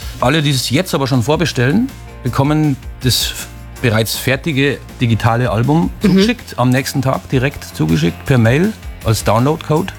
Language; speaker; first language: German; native; German